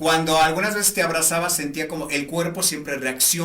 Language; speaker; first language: Spanish; native; Spanish